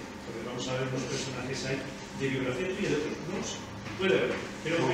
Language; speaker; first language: Spanish; native; Spanish